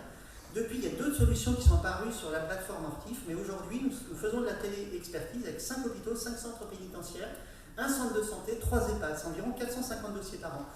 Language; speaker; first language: French; native; French